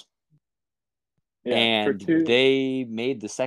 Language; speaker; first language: English; native; English